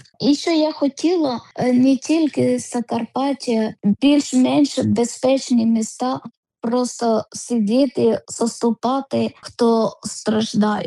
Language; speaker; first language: Ukrainian; non-native, learner; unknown